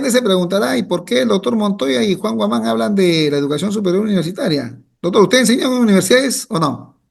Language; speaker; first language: Spanish; native; Spanish